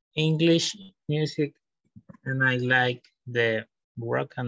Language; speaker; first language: English; non-native, learner; Spanish